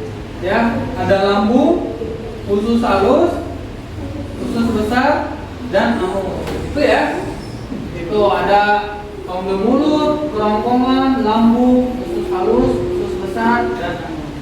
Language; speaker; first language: Indonesian; non-native, local second language; Sundanese